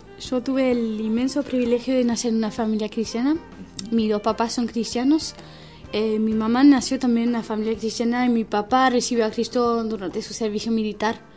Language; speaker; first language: Spanish; non-native, fluent; French